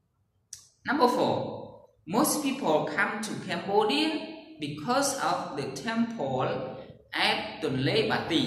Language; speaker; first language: English; non-native, learner; Khmer